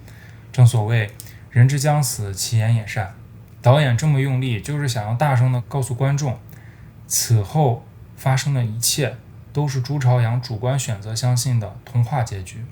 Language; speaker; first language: Chinese; native; Chinese